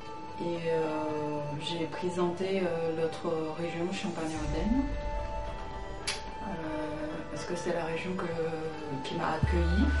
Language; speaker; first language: French; non-native, fluent; Chinese